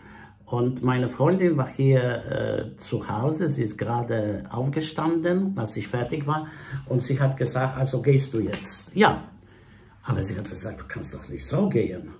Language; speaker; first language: German; non-native, fluent; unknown